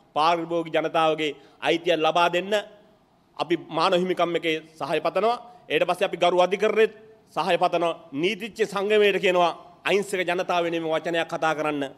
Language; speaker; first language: Sinhala; native; Sinhala